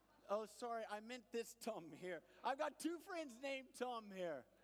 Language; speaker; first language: English; native; English